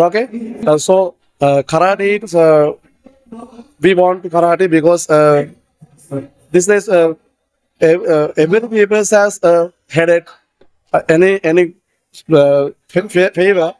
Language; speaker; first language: English; non-native, learner; Sinhala